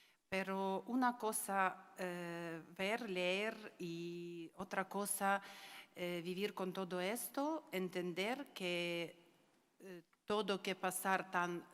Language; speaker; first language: Spanish; non-native, learner; Ukrainian